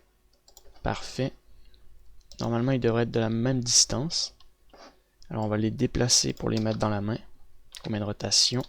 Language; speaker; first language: French; native; French